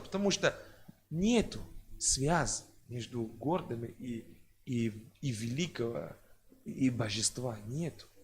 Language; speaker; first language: Russian; non-native, fluent; French